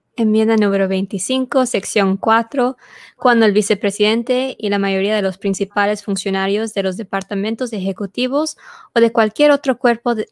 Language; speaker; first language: Spanish; early bilingual, heritage; Spanish